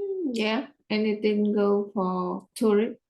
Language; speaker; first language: English; non-native, learner; Vietnamese